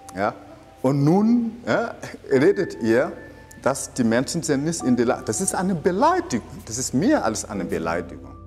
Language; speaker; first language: German; non-native, fluent; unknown